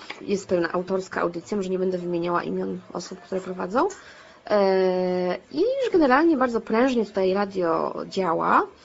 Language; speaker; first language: Polish; native; Polish